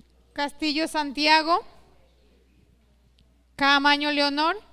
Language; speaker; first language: Spanish; native; Spanish